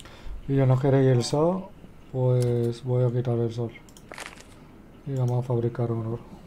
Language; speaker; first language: Spanish; native; Spanish